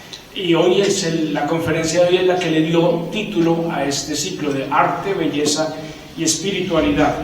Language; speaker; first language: Spanish; native; Spanish